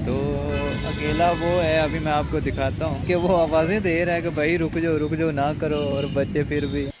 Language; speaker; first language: Hindi; non-native, local second language; Punjabi